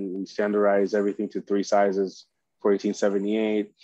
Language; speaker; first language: English; early bilingual, other home language; Spanish